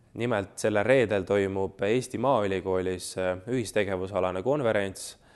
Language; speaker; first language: Estonian; native; Estonian